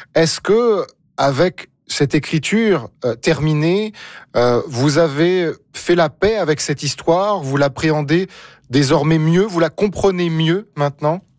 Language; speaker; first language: French; native; French